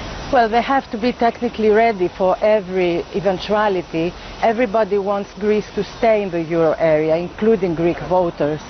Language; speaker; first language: English; non-native, fluent; Greek